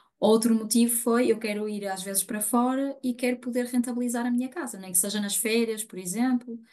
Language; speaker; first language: Portuguese; native; Portuguese